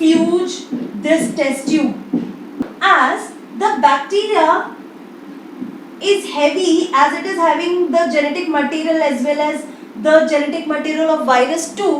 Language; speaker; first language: English; non-native, local second language; Hindi